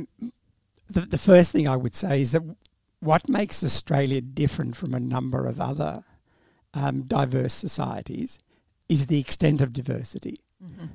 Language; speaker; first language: English; early bilingual, other home language; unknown